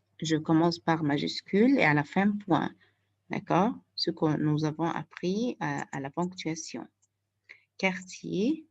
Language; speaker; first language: French; non-native, fluent; Arabic